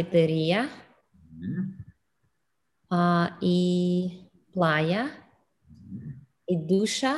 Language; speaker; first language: Spanish; non-native, learner; English